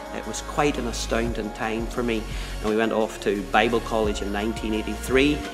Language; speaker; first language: English; native; English